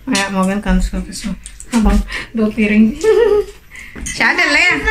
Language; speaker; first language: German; non-native, learner; Indonesian